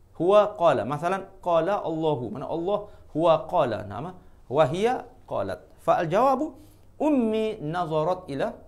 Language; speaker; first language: Arabic; non-native, fluent; Malay